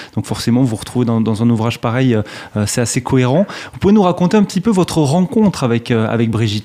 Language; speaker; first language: French; native; French